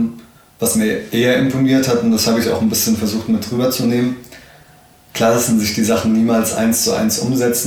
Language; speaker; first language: German; early bilingual, other home language; Arabic